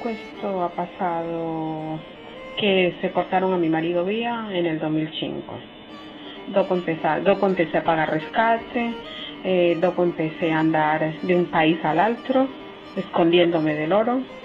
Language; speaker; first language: Italian; non-native, learner; Spanish